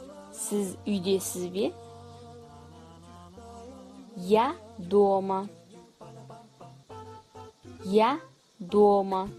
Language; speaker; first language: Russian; non-native, fluent; Kazakh